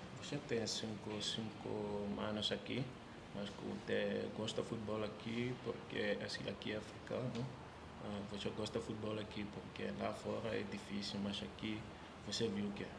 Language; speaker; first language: Portuguese; non-native, learner; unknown